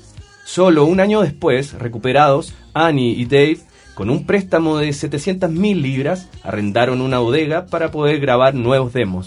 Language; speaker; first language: Spanish; native; Spanish